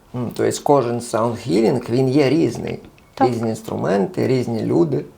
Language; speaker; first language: Ukrainian; non-native, local second language; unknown